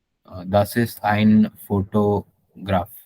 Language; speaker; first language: German; non-native, learner; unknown